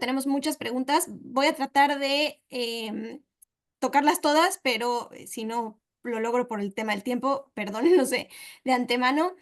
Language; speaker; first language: Spanish; native; Spanish